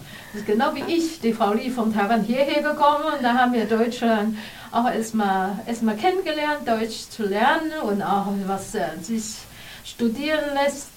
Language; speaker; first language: German; non-native, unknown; Chinese